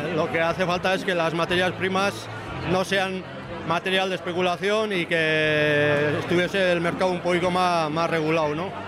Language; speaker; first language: Spanish; native; Spanish